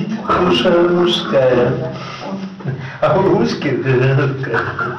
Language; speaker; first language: Russian; native; Russian